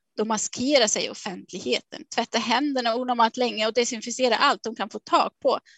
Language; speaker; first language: Swedish; non-native, fluent; Swiss German